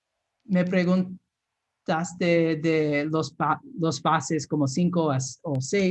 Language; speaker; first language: Spanish; non-native, fluent; English